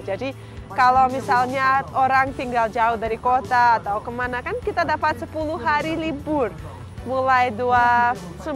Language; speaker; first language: Indonesian; non-native, fluent; Russian